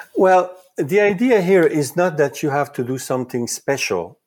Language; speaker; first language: English; non-native, fluent; Italian